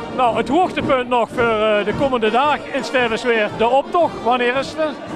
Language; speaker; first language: Dutch; non-native, local second language; Limburgish